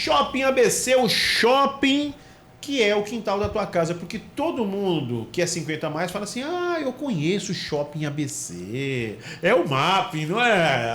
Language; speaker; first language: Portuguese; native; Portuguese